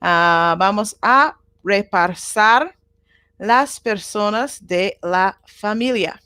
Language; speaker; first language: Spanish; non-native, learner; Japanese